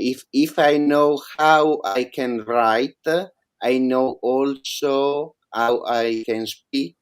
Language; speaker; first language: English; non-native, learner; Italian